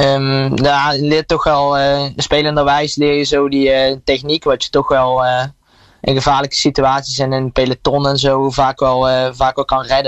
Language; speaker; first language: Dutch; native; Dutch